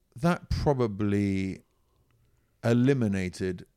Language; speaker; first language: English; non-native, fluent; Italian